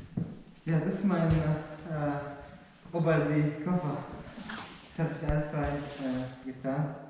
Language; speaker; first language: German; non-native, learner; Arabic